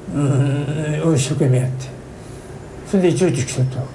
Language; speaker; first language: Japanese; native; Japanese